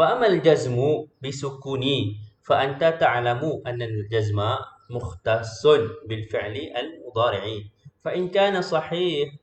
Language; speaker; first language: Arabic; non-native, fluent; Malay